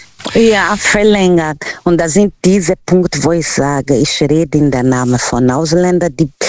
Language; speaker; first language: German; non-native, local second language; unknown